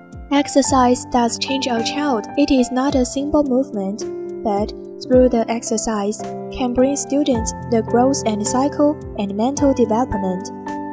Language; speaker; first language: English; non-native, learner; Chinese